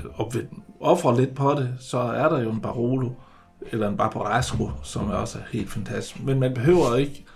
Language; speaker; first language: Danish; native; Danish